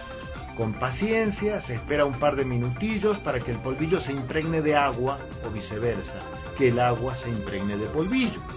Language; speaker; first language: Spanish; native; Spanish